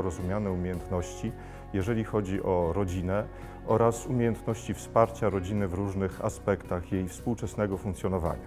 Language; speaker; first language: Polish; native; Polish